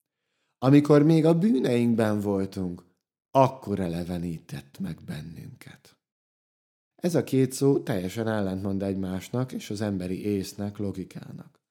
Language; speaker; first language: Hungarian; native; Hungarian